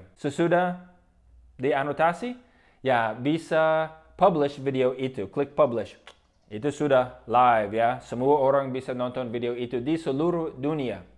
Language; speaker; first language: Indonesian; non-native, fluent; English